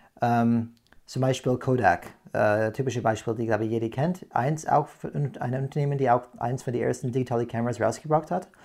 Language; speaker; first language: German; non-native, fluent; English